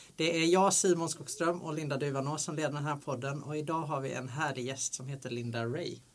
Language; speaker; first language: Swedish; native; Swedish